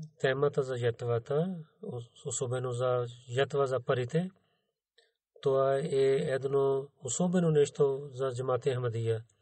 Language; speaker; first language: Bulgarian; non-native, fluent; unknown